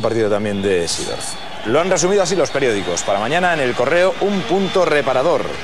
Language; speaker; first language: Spanish; native; Spanish